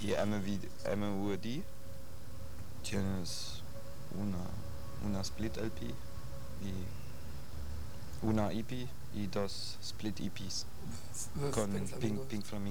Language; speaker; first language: Spanish; non-native, learner; German